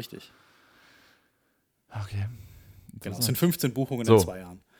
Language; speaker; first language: German; native; German